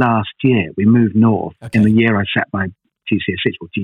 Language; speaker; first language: English; native; English